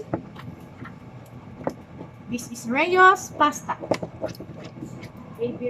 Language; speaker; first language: English; non-native, learner; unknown